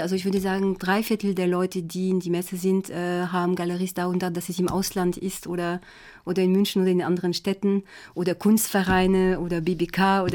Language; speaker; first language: German; non-native, fluent; French